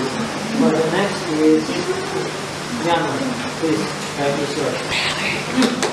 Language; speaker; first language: English; non-native, learner; Indonesian